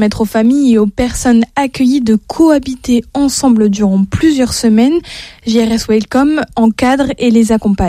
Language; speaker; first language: French; native; French